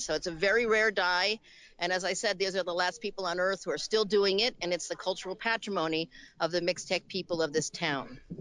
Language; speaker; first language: English; native; English